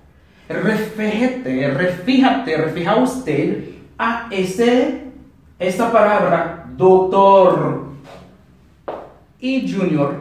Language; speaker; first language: Spanish; non-native, learner; Haitian Creole